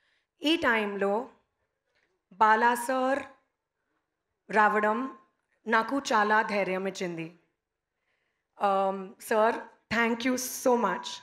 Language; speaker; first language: Telugu; non-native, learner; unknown